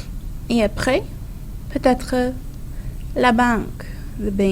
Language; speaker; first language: French; non-native, fluent; English